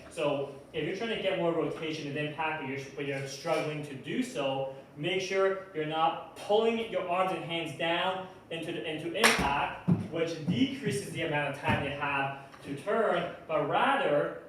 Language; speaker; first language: English; native; English